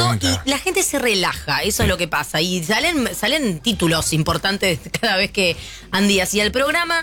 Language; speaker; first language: Spanish; native; Spanish